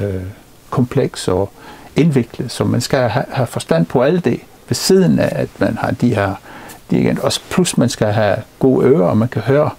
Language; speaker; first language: Danish; non-native, fluent; English